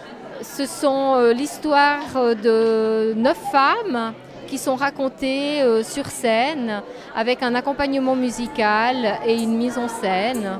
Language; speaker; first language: French; native; French